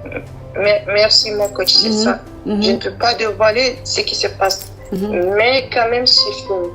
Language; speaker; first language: French; non-native, learner; Arabic